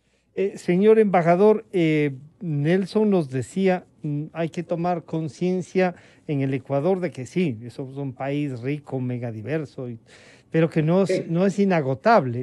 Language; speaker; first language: Spanish; native; Spanish